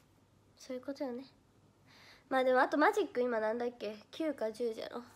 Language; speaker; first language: Japanese; native; Japanese